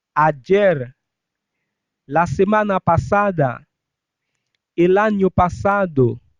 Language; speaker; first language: Spanish; non-native, fluent; Haitian Creole